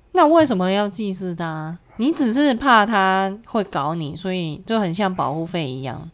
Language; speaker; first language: Chinese; native; Chinese